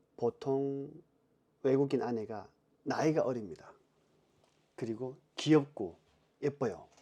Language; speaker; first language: Korean; native; Korean